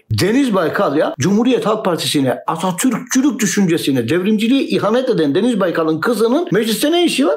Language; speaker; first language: Turkish; native; Turkish